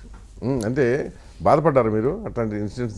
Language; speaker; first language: Telugu; native; Telugu